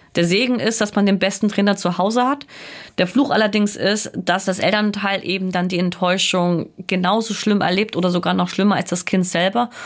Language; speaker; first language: German; native; German